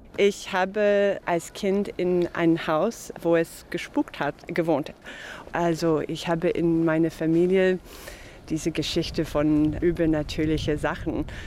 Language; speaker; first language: German; non-native, fluent; English